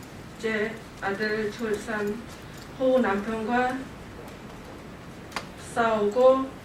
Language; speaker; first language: Korean; non-native, learner; Khmer